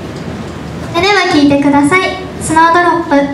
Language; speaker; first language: Japanese; native; Japanese